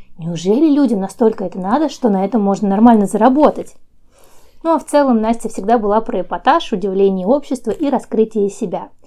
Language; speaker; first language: Russian; native; Russian